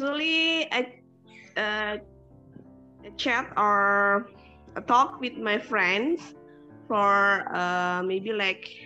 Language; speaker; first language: English; non-native, learner; Indonesian